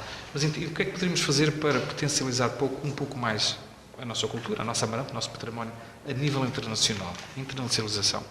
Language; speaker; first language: Portuguese; native; Portuguese